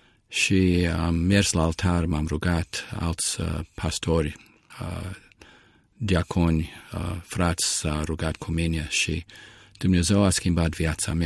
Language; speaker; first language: Romanian; early bilingual, heritage; Romanian